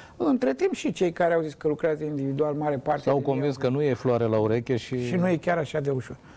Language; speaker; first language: Romanian; native; Romanian